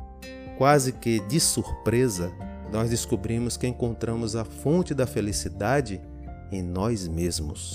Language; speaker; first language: Portuguese; native; Portuguese